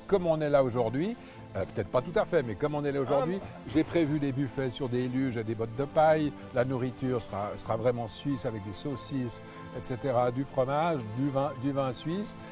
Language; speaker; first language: French; native; French